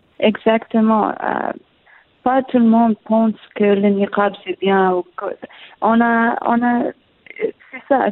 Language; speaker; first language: French; non-native, learner; Arabic